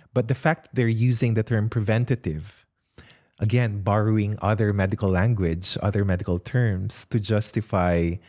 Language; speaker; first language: English; non-native, local second language; Filipino